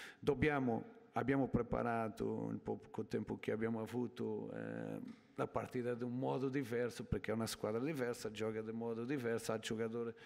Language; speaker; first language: Italian; non-native, learner; Portuguese